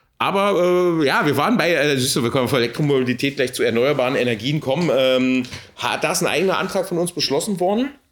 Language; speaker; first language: German; native; German